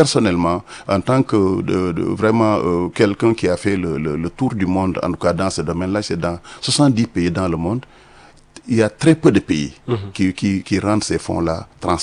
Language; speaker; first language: French; non-native, local second language; Wolof